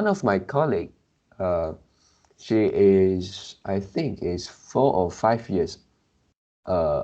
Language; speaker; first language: English; non-native, local second language; Chinese